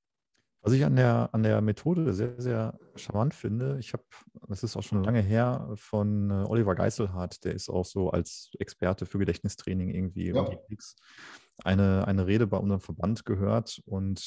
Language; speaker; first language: German; native; German